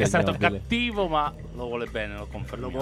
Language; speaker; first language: Italian; native; Italian